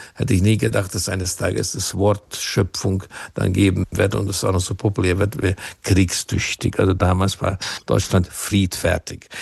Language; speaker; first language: German; non-native, fluent; Hungarian